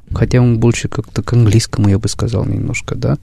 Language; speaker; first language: Russian; non-native, fluent; Spanish